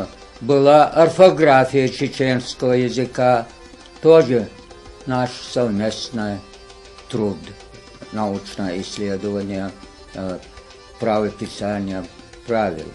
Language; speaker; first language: Russian; non-native, local second language; Chechen